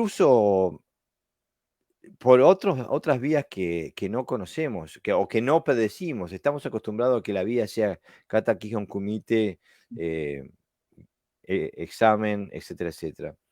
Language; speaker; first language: Spanish; native; Spanish